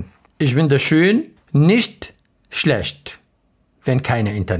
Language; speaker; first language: German; non-native, learner; Arabic